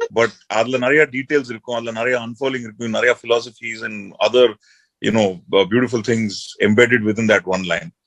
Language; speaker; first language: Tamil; early bilingual, heritage; Tamil